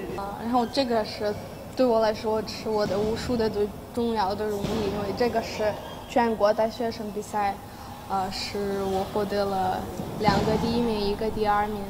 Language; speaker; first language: Chinese; non-native, fluent; Ukrainian